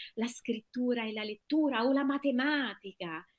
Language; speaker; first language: Italian; native; Italian